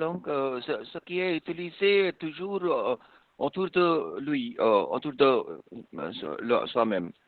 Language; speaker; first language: French; non-native, fluent; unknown